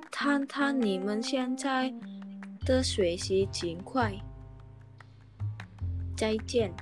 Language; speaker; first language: Chinese; non-native, learner; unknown